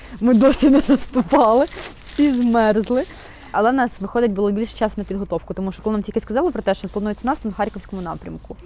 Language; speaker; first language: Ukrainian; non-native, local second language; Russian